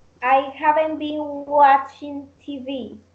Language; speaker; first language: English; non-native, learner; Spanish